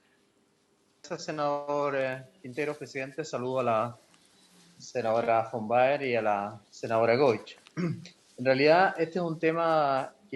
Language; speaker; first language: Spanish; native; Spanish